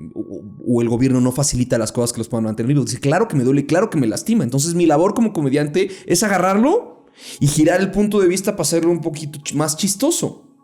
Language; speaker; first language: Spanish; native; Spanish